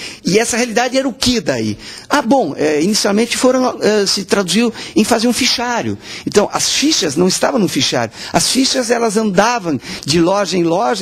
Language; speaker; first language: Portuguese; native; Portuguese